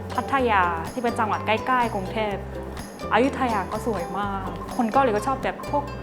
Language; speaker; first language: Thai; non-native, fluent; Korean